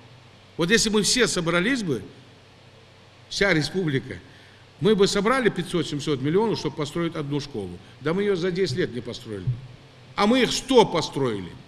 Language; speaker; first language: Russian; non-native, local second language; Ingush